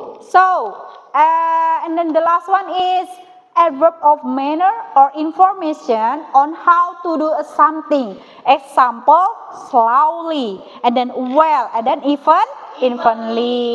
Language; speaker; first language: English; non-native, learner; Indonesian